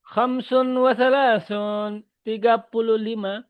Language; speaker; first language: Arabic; non-native, fluent; Indonesian